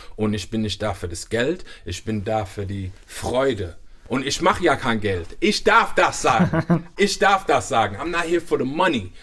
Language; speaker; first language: German; native; German